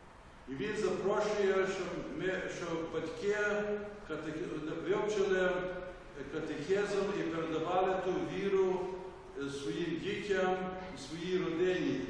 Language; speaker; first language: Ukrainian; early bilingual, heritage; Ukrainian